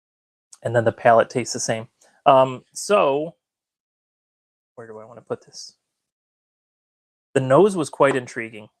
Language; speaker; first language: English; native; English